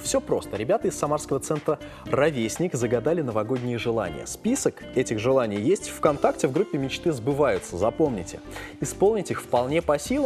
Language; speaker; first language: Russian; native; Russian